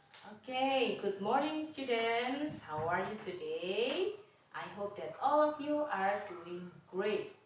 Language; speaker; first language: English; non-native, fluent; Indonesian